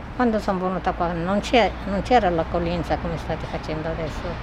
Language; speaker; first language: Italian; non-native, fluent; Tigrinya